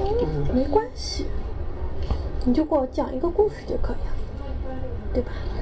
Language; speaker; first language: Chinese; native; Chinese